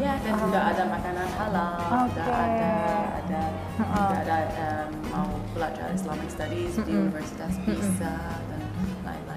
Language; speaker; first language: Indonesian; non-native, fluent; English